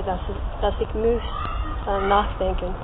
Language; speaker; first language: German; non-native, learner; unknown